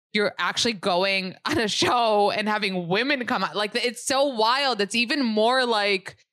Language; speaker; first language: English; early bilingual, other home language; Hebrew